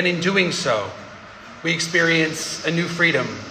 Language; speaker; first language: English; native; English